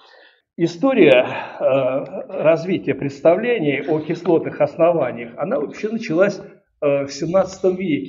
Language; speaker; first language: Russian; native; Russian